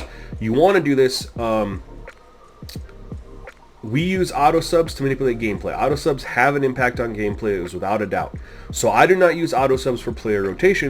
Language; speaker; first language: English; native; English